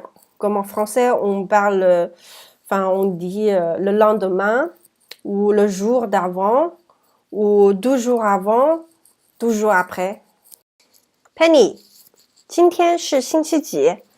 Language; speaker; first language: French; non-native, fluent; Chinese